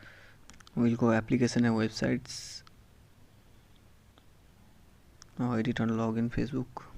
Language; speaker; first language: English; non-native, local second language; Hindi